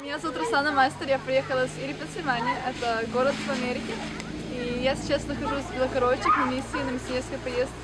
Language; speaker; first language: Russian; early bilingual, heritage; English